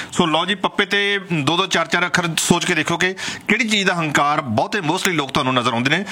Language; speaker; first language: Punjabi; native; Punjabi